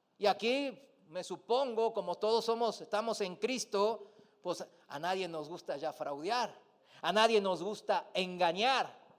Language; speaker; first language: Spanish; non-native, fluent; Korean